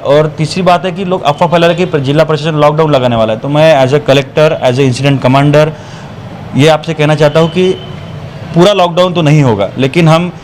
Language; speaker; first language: Hindi; non-native, local second language; Marathi